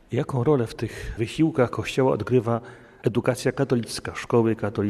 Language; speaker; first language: Polish; native; Polish